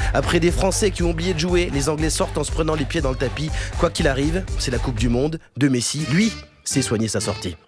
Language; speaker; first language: French; native; French